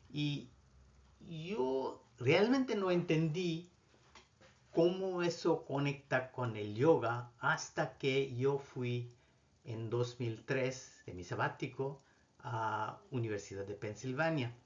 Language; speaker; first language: Spanish; non-native, fluent; Bangla